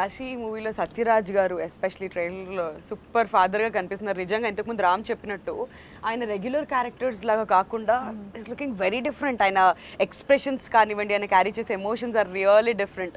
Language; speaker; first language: Telugu; native; Telugu